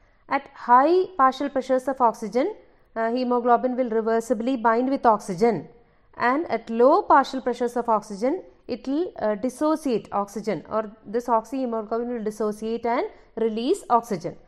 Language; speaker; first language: English; non-native, local second language; Malayalam